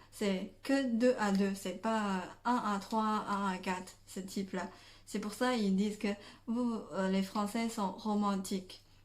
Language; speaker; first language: French; non-native, fluent; Chinese